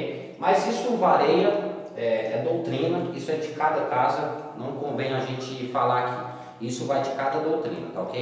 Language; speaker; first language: Portuguese; native; Portuguese